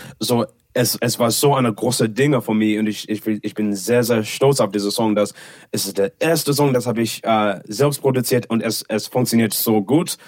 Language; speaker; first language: German; non-native, learner; English